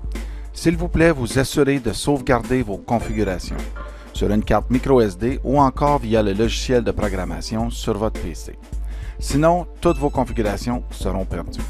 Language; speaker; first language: French; native; French